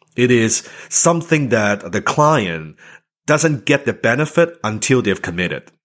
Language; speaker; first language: English; non-native, local second language; Cantonese